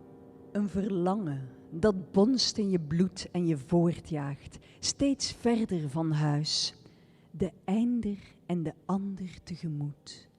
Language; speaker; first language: Dutch; native; Dutch